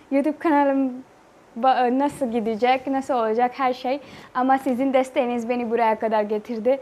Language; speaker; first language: Turkish; non-native, learner; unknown